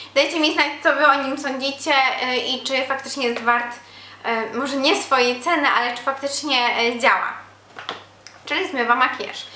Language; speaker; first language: Polish; native; Polish